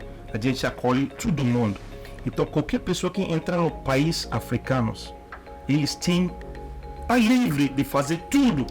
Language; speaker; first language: Portuguese; non-native, learner; Igbo